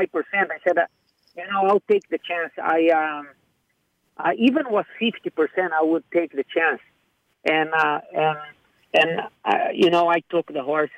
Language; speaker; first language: English; non-native, fluent; Portuguese